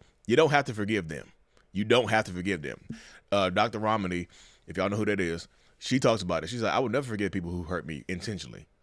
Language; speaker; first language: English; native; English